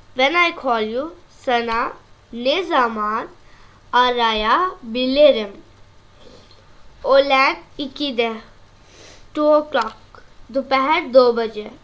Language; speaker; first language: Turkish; non-native, learner; Urdu